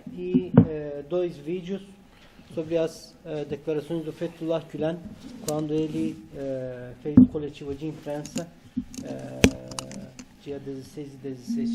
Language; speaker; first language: Portuguese; non-native, fluent; Turkish